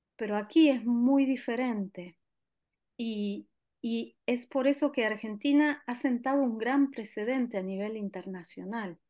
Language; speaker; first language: Spanish; native; Spanish